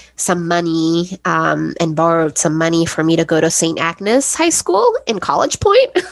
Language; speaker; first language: English; early bilingual, other home language; Spanish